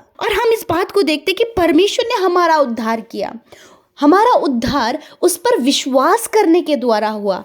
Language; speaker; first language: Hindi; native; Hindi